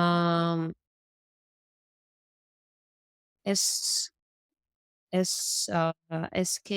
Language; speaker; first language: French; non-native, learner; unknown